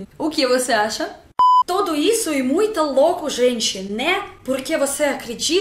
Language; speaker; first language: Portuguese; non-native, fluent; Russian